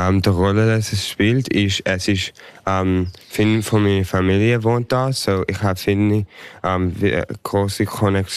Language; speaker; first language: German; early bilingual, heritage; English